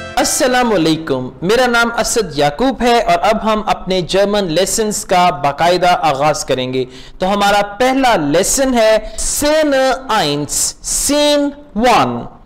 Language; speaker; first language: Urdu; native; Urdu